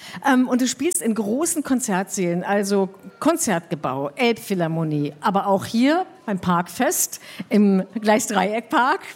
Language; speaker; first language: German; native; German